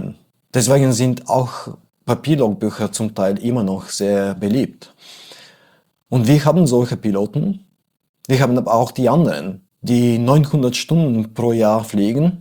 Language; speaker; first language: German; non-native, fluent; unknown